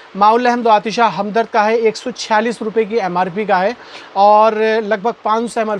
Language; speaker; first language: Hindi; native; Hindi